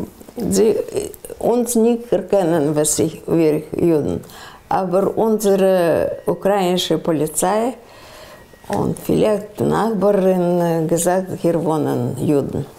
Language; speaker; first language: German; non-native, learner; Russian